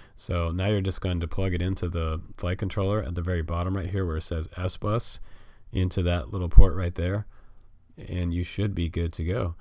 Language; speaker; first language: English; native; English